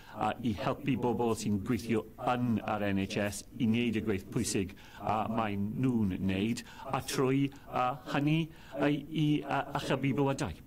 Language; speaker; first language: Welsh; non-native, fluent; English